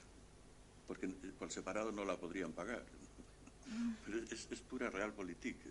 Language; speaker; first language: Spanish; native; Spanish